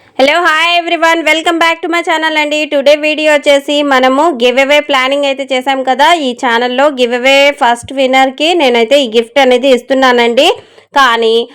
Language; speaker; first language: Telugu; non-native, local second language; Urdu